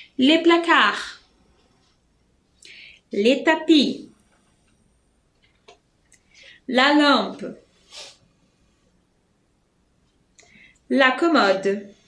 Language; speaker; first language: French; non-native, fluent; Portuguese